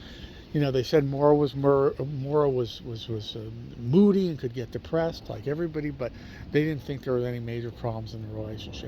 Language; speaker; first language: English; native; English